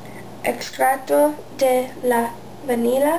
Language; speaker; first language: Spanish; non-native, learner; English